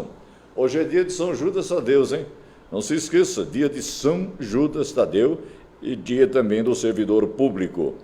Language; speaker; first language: Portuguese; native; Portuguese